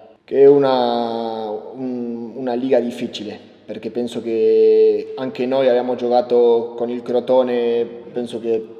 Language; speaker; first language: Italian; non-native, learner; Spanish